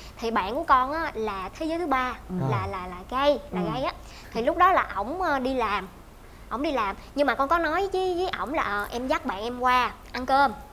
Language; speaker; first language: Vietnamese; native; Vietnamese